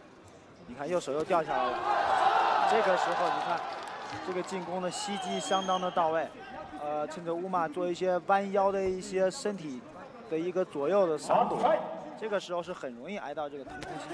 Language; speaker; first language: Chinese; native; Chinese